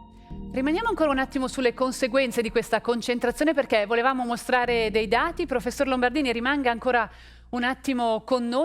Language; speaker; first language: Italian; native; Italian